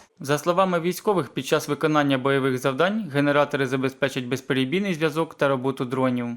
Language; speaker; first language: Ukrainian; native; Ukrainian